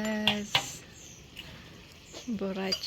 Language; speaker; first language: Spanish; non-native, learner; Filipino